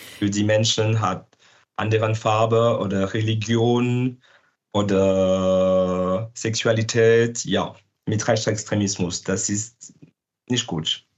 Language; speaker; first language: German; non-native, learner; French